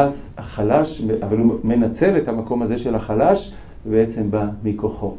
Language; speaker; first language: Hebrew; native; Hebrew